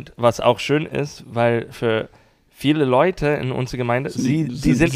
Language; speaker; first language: German; non-native, learner; English